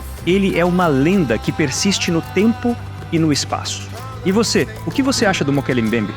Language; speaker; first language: Portuguese; native; Portuguese